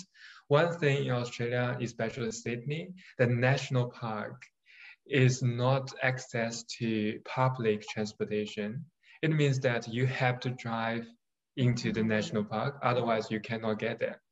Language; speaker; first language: English; non-native, fluent; Chinese